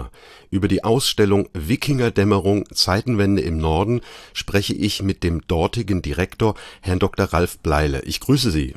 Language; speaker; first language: German; native; German